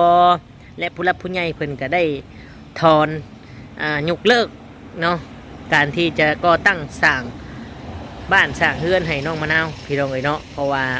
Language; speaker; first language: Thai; non-native, local second language; Lao